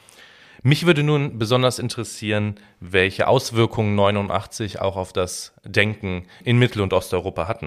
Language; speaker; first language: German; native; German